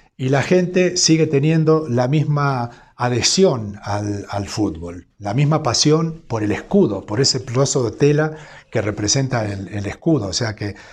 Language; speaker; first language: Spanish; native; Spanish